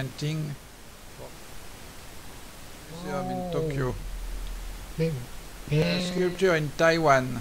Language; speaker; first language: English; non-native, learner; French